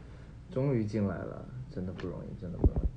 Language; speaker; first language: Chinese; native; Chinese